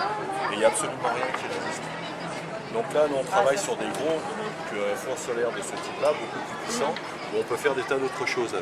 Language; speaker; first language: French; native; French